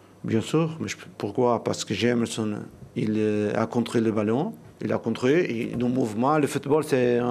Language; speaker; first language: French; non-native, learner; Portuguese